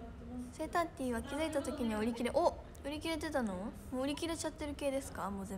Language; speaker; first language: Japanese; native; Japanese